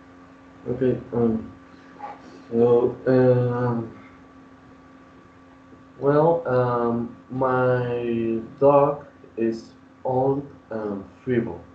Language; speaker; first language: English; non-native, learner; Spanish